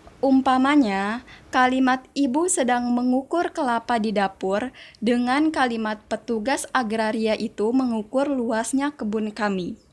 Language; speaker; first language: Indonesian; native; Indonesian